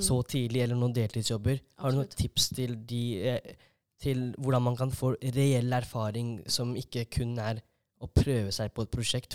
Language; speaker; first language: Norwegian; native; Norwegian